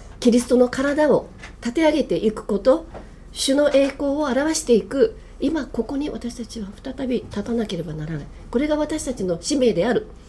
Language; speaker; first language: Japanese; native; Japanese